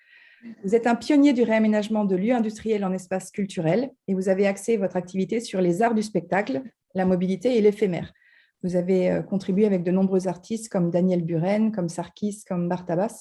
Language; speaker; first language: French; native; French